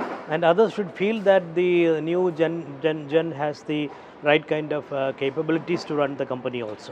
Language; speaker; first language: English; non-native, local second language; Malayalam